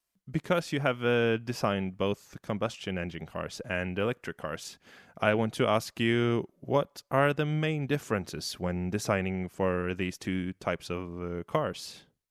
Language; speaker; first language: English; non-native, fluent; Norwegian